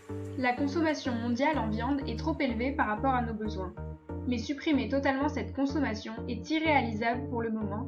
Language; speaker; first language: French; native; French